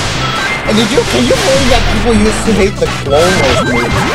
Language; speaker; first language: English; native; English